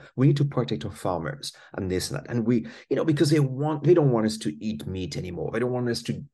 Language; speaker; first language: English; non-native, fluent; French